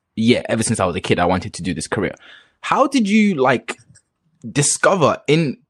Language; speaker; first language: English; native; English